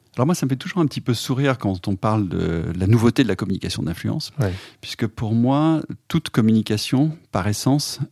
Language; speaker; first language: French; native; French